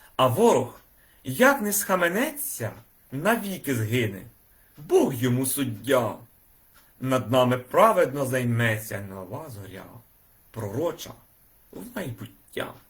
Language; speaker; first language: Ukrainian; native; Ukrainian